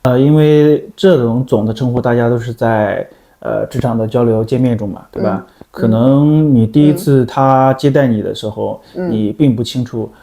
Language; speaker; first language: Chinese; native; Chinese